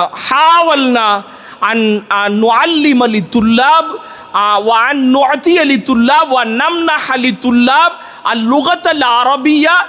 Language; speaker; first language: Arabic; non-native, fluent; Tamil